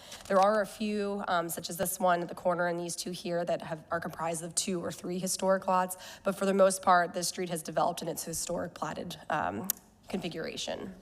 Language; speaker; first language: English; native; English